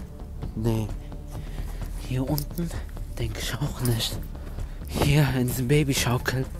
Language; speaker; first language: German; early bilingual, other home language; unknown